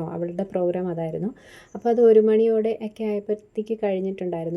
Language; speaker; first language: Malayalam; native; Malayalam